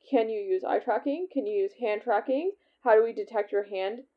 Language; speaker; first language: English; native; English